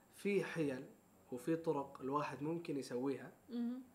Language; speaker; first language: Arabic; native; Arabic